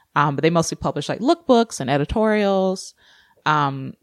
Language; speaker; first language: English; native; English